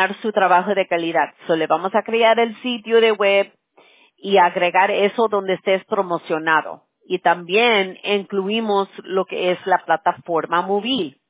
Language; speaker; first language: Spanish; early bilingual, heritage; Spanish